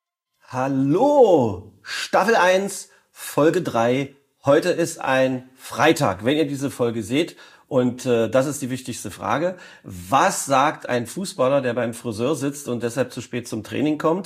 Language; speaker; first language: German; native; German